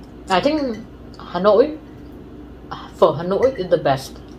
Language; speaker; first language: English; non-native, fluent; Vietnamese